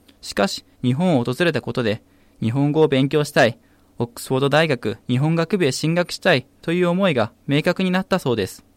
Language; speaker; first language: Japanese; native; Japanese